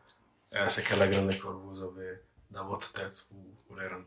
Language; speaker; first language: French; non-native, fluent; English